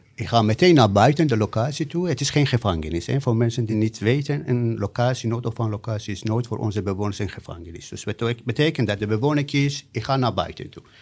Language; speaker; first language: Dutch; non-native, fluent; Persian